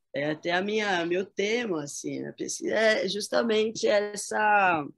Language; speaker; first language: Portuguese; native; Portuguese